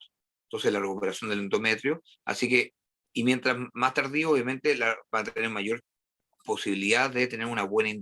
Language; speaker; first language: Spanish; native; Spanish